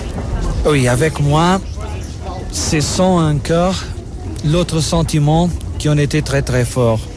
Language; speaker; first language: French; non-native, fluent; Portuguese